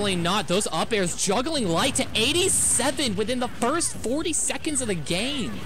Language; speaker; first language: English; native; English